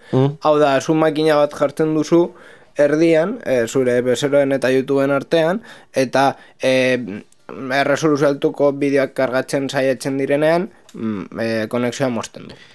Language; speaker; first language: Basque; non-native, local second language; Spanish